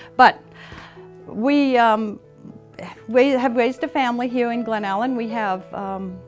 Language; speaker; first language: English; native; English